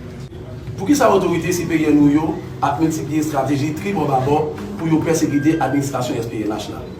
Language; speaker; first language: Haitian Creole; native; Haitian Creole